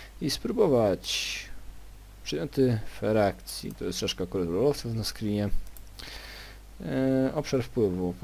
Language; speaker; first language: Polish; native; Polish